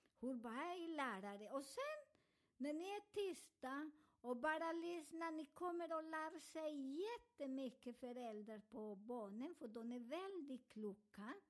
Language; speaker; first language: Swedish; non-native, learner; Spanish